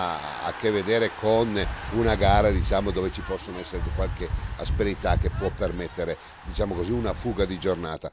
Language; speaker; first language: Italian; native; Italian